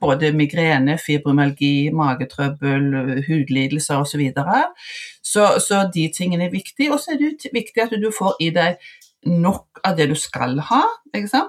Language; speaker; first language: Norwegian; native; Norwegian